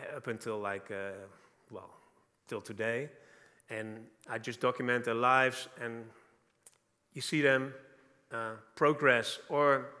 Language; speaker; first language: English; non-native, fluent; Dutch